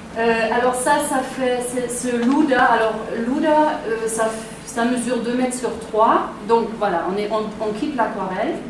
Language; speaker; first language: French; non-native, fluent; German